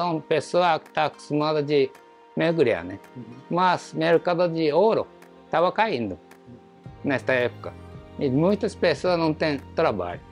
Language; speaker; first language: Portuguese; non-native, learner; Japanese